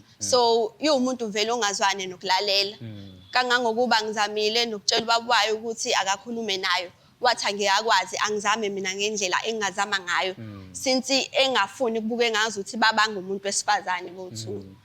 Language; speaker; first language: Zulu; native; Zulu